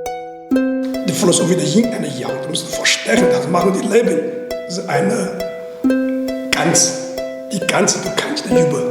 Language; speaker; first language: German; non-native, learner; Chinese